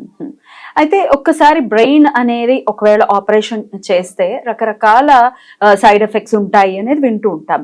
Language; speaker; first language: Telugu; native; Telugu